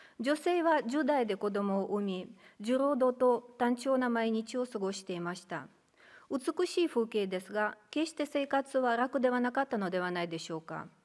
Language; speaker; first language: Japanese; non-native, fluent; Russian